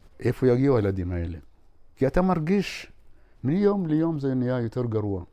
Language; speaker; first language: Hebrew; non-native, local second language; Arabic